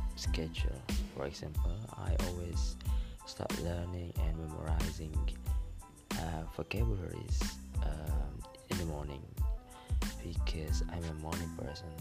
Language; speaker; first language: English; non-native, fluent; Malay